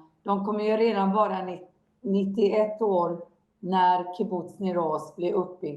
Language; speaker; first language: Swedish; non-native, fluent; Hebrew